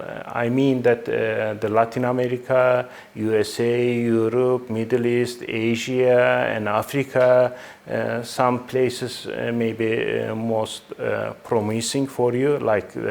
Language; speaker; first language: English; non-native, fluent; Turkish